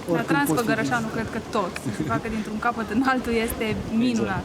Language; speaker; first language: Romanian; native; Romanian